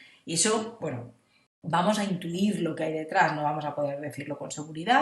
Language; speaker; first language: Spanish; native; Spanish